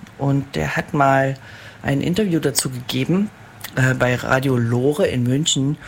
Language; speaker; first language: German; native; German